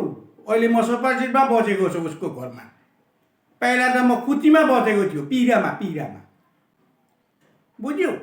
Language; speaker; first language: Nepali; non-native, local second language; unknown